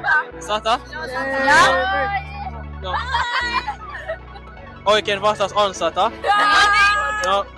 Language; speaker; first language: Finnish; non-native, learner; English